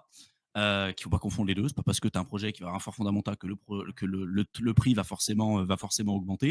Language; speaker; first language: French; native; French